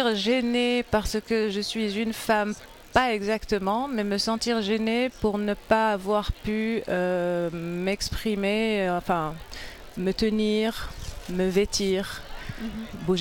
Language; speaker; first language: French; non-native, local second language; Arabic